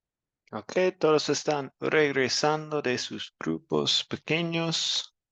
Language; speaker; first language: Spanish; non-native, fluent; English